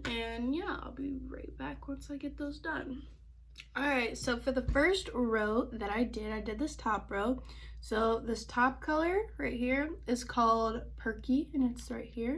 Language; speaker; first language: English; native; English